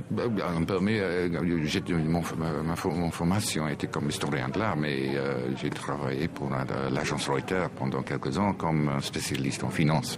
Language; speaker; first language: French; non-native, fluent; English